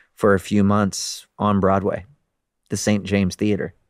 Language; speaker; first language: English; native; English